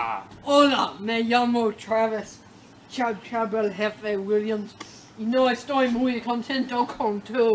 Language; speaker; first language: Spanish; non-native, learner; English